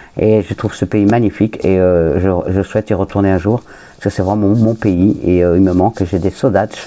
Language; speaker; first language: French; early bilingual, other home language; Portuguese